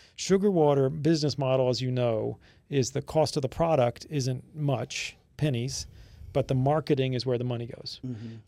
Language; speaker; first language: English; native; English